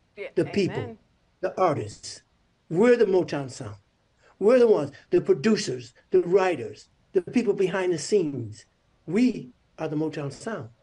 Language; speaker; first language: English; native; English